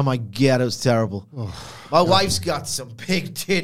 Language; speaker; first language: English; native; English